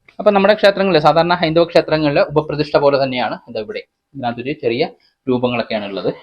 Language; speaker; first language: Malayalam; native; Malayalam